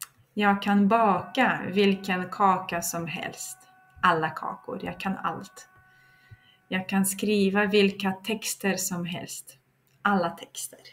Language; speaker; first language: Swedish; non-native, fluent; Russian